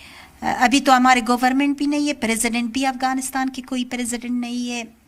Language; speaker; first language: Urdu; non-native, learner; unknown